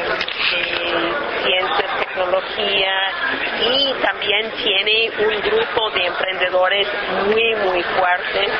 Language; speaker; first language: Spanish; non-native, fluent; English